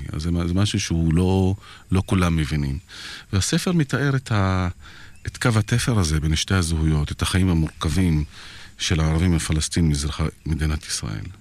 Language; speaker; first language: Hebrew; non-native, local second language; Arabic